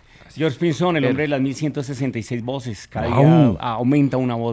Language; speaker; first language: Spanish; native; Spanish